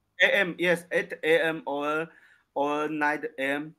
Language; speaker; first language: English; non-native, learner; Chinese